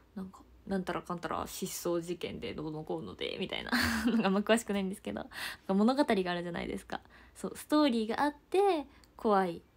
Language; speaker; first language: Japanese; native; Japanese